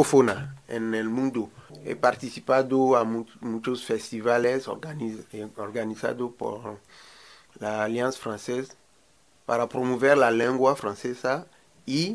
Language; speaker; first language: Spanish; non-native, learner; Ewe